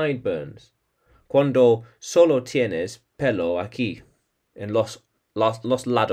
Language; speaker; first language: Spanish; non-native, learner; English